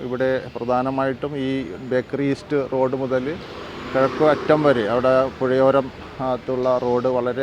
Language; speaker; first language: Malayalam; native; Malayalam